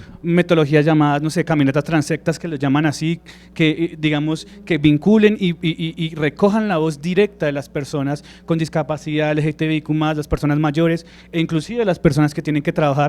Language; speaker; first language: Spanish; native; Spanish